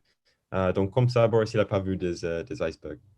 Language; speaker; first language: French; non-native, learner; English